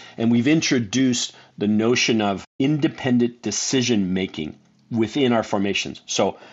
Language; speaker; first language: English; native; English